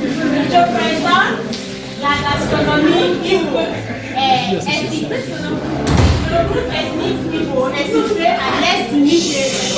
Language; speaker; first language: French; non-native, learner; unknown